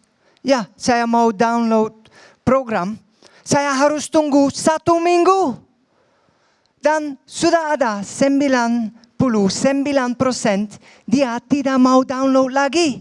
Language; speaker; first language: Indonesian; non-native, fluent; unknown